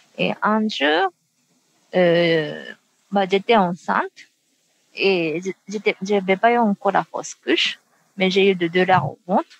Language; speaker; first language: French; non-native, fluent; Japanese